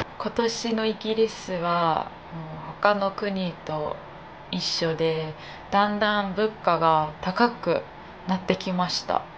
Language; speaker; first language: Japanese; non-native, fluent; English